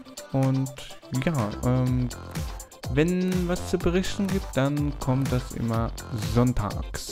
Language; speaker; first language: German; native; German